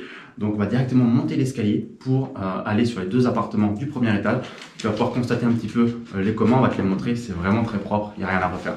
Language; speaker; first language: French; native; French